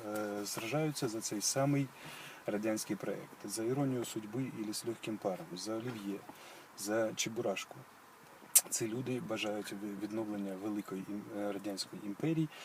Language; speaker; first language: Ukrainian; non-native, local second language; Russian